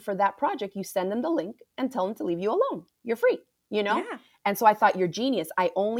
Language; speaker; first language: English; native; English